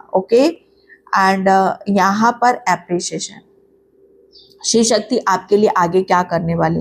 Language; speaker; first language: Hindi; native; Hindi